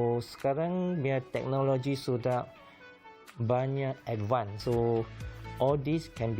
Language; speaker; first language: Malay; non-native, local second language; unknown